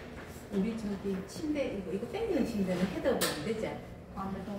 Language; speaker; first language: Korean; native; Korean